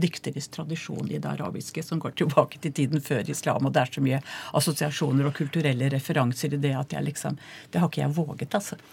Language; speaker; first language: Norwegian; native; Norwegian